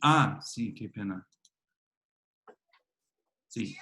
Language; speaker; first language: Spanish; non-native, fluent; English